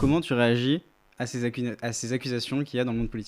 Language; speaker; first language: French; native; French